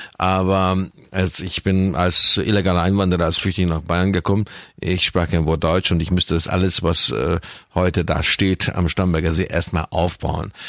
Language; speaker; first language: German; non-native, fluent; Hungarian